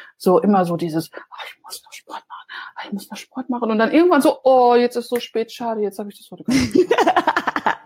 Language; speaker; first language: German; native; German